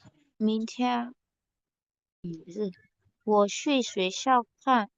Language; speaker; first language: Chinese; non-native, learner; Burmese